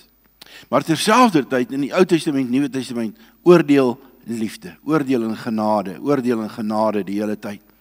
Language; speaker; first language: Afrikaans; native; Afrikaans